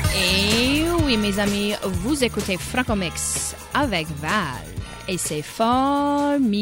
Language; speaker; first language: French; native; French